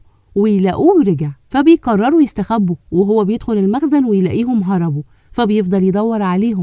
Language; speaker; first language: Arabic; native; Arabic